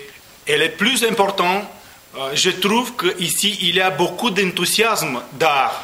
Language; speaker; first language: French; non-native, learner; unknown